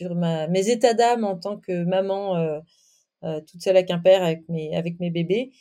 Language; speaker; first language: French; native; French